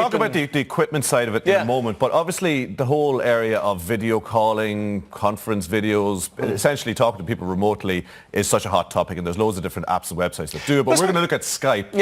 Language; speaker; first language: English; native; English